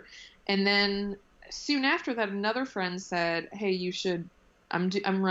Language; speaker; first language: English; native; English